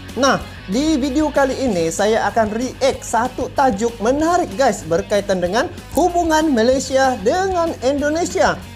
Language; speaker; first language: Malay; native; Malay